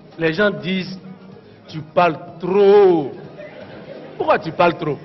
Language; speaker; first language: French; non-native, local second language; Bambara